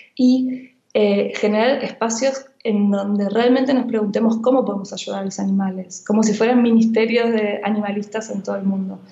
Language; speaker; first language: Spanish; native; Spanish